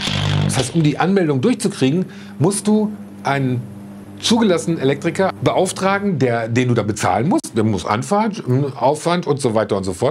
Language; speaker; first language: German; native; German